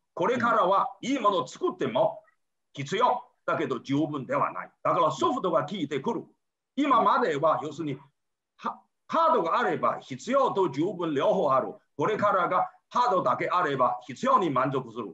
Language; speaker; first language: Japanese; non-native, fluent; Chinese